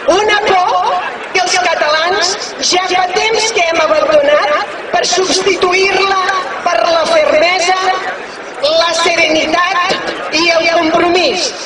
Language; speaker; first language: Catalan; native; Catalan